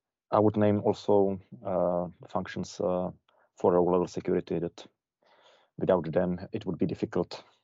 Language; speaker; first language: English; non-native, fluent; Czech